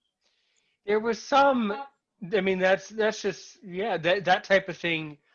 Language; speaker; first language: English; native; English